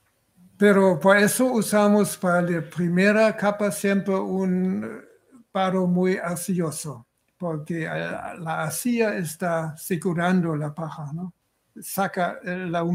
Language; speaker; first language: Spanish; non-native, fluent; German